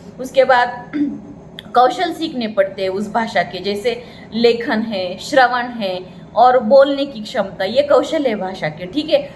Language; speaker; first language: Hindi; non-native, local second language; Marathi